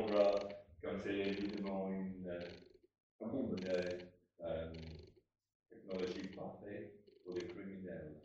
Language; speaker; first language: French; non-native, fluent; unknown